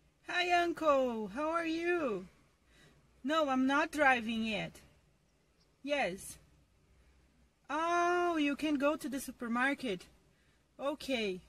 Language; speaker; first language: English; non-native, fluent; Portuguese